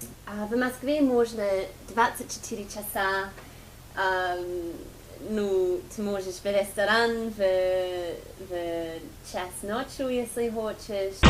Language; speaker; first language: Russian; non-native, fluent; English